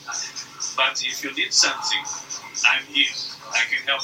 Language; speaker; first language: English; non-native, fluent; Portuguese